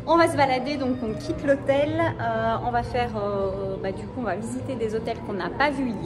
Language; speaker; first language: French; native; French